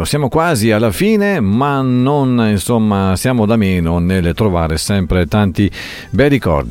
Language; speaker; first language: Italian; native; Italian